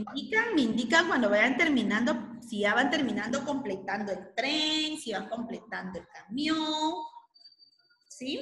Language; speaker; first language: Spanish; native; Spanish